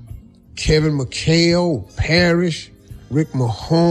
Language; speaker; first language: English; native; English